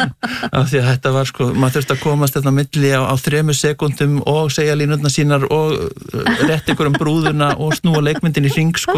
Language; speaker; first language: Icelandic; native; Icelandic